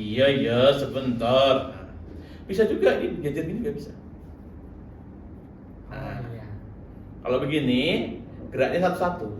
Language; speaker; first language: Indonesian; native; Indonesian